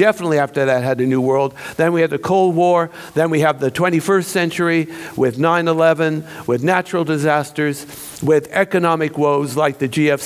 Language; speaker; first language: English; native; English